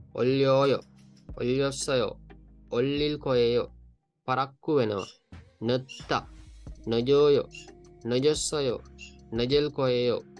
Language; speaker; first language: Korean; non-native, learner; Sinhala